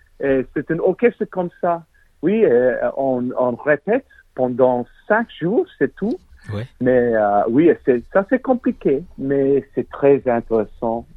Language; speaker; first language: French; non-native, learner; English